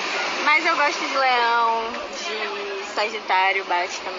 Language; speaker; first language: Portuguese; native; Portuguese